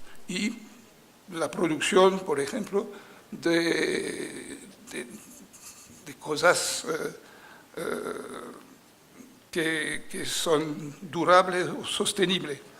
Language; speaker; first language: Spanish; non-native, fluent; French